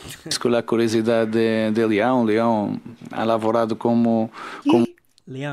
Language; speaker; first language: Italian; non-native, learner; Portuguese